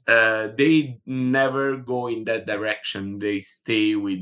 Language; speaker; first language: English; non-native, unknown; Italian